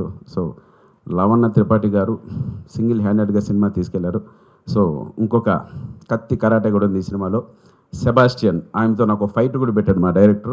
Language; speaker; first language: Telugu; native; Telugu